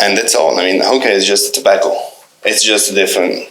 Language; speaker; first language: English; non-native, fluent; Arabic